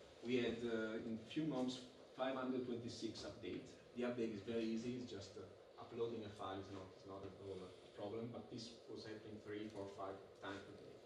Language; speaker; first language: English; non-native, fluent; Italian